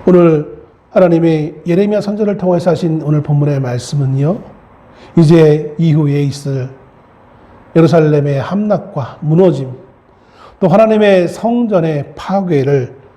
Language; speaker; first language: Korean; native; Korean